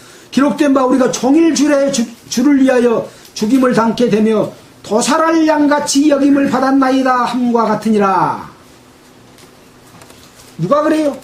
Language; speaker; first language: Korean; native; Korean